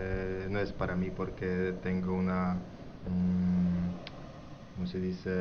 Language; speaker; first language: Spanish; non-native, learner; Polish